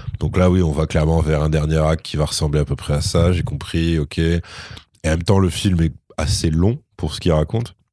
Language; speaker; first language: French; native; French